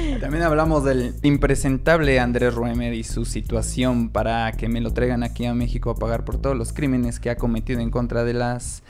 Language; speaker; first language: Spanish; native; Spanish